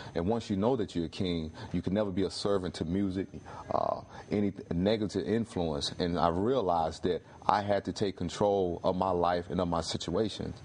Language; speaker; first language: English; native; English